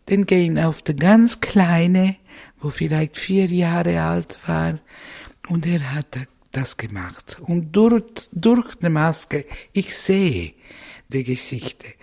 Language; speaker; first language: German; non-native, fluent; Italian